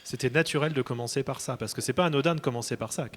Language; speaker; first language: French; native; French